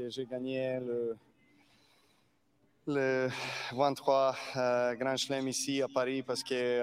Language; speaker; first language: French; non-native, learner; Serbian